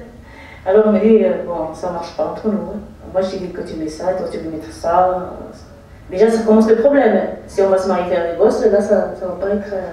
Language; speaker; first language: French; non-native, fluent; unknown